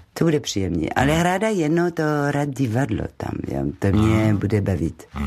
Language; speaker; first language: Czech; non-native, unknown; French